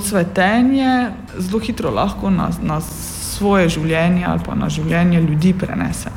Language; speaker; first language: Slovenian; native; Slovenian